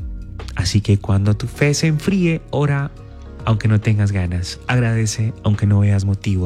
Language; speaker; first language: Spanish; native; Spanish